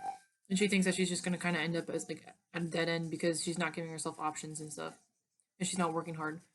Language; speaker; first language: English; native; English